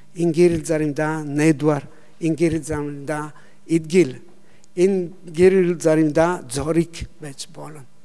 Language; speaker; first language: Mongolian; non-native, learner; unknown